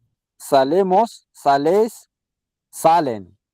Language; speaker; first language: Spanish; non-native, learner; Arabic